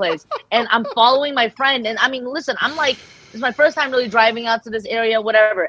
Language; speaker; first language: English; early bilingual, other home language; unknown